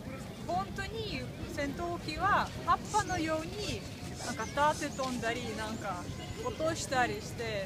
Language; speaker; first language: Japanese; non-native, fluent; Russian